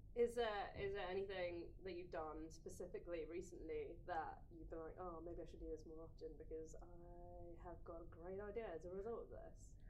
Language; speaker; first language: English; native; English